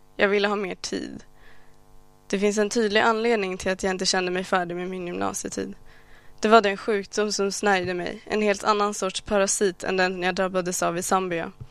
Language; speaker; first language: Swedish; early bilingual, other home language; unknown